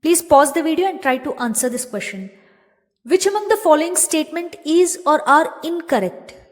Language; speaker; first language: English; non-native, local second language; Kannada